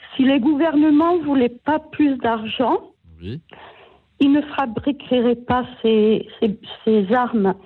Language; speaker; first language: French; native; French